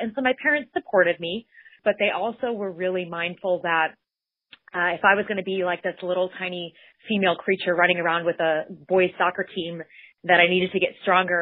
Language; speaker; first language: English; native; English